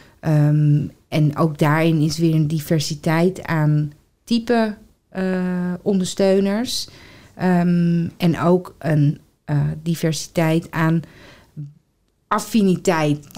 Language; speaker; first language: Dutch; native; Dutch